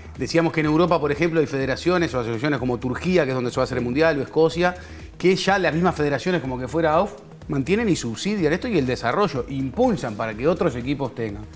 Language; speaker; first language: Spanish; native; Spanish